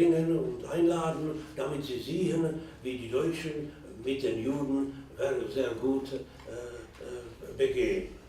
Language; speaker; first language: German; non-native, fluent; Czech